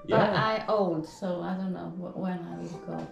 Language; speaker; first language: English; non-native, learner; Swedish